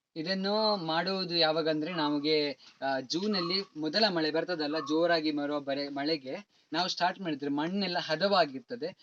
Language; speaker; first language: Kannada; non-native, local second language; Konkani